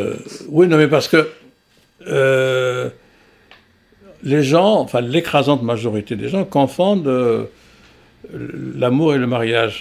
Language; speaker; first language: French; non-native, local second language; Arabic